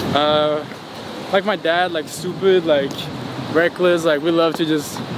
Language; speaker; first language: English; non-native, fluent; Norwegian